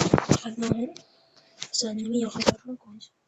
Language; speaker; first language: Arabic; native; Arabic